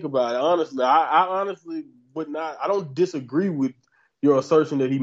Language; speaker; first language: English; native; English